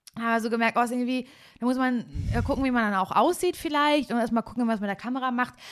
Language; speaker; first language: German; native; German